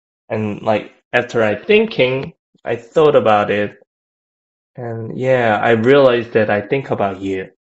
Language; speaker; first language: English; non-native, fluent; Korean